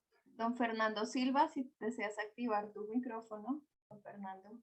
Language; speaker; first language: Spanish; native; Spanish